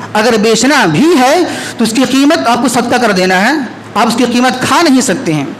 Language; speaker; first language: Urdu; native; Urdu